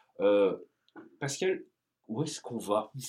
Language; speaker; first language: French; native; French